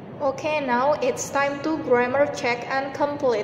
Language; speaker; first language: English; non-native, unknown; Indonesian